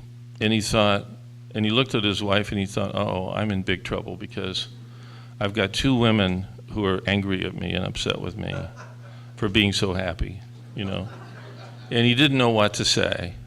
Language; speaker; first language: English; native; English